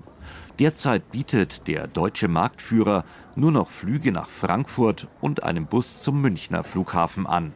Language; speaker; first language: German; native; German